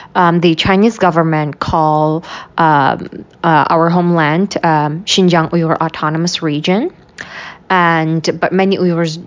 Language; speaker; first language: English; non-native, fluent; Uyghur